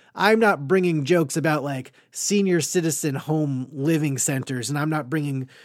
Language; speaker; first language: English; native; English